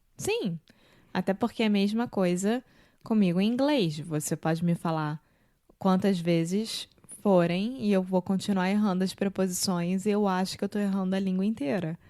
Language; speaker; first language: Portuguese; native; Portuguese